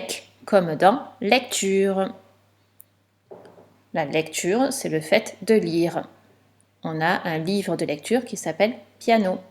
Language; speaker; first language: French; native; French